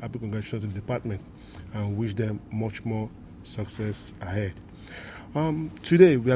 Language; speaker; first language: English; non-native, local second language; Yoruba